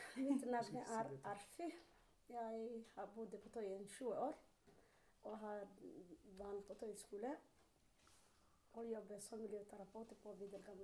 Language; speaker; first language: Norwegian; non-native, learner; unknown